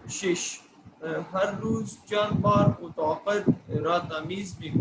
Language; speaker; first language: Persian; non-native, learner; Urdu